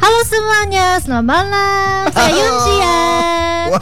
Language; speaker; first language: Indonesian; non-native, learner; Korean